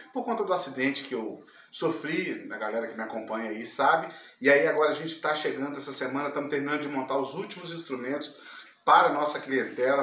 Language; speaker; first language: Portuguese; native; Portuguese